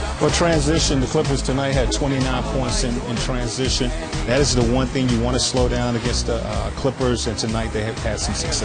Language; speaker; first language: English; native; English